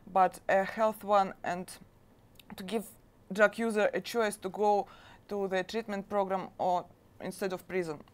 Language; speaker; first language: English; non-native, learner; Russian